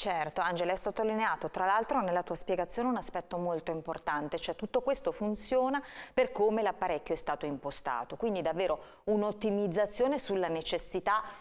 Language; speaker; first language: Italian; native; Italian